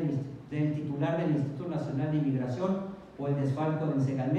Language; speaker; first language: Spanish; native; Spanish